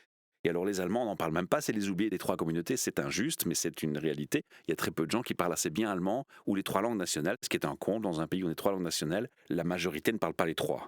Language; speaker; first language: French; native; French